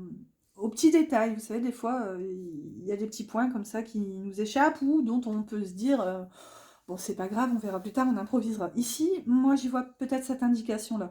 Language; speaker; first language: French; native; French